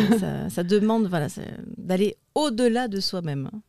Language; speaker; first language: French; native; French